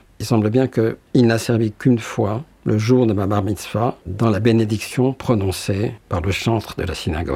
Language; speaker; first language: French; early bilingual, other home language; Polish